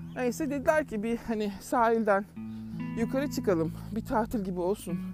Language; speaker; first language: Turkish; native; Turkish